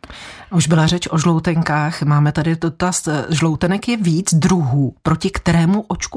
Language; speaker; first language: Czech; native; Czech